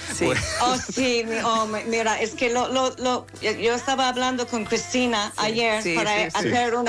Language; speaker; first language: Spanish; non-native, learner; English